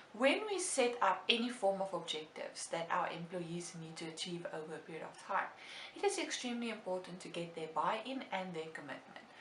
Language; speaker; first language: English; non-native, local second language; Afrikaans